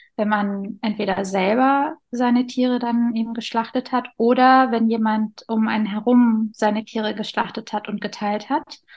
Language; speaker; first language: German; early bilingual, other home language; Turkish